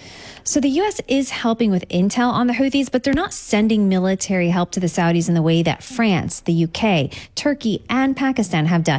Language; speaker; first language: English; native; English